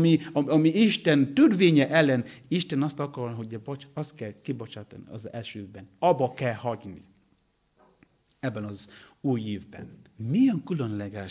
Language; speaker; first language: Hungarian; non-native, learner; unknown